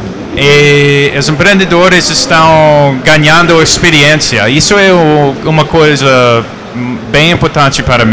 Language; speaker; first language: Portuguese; non-native, fluent; English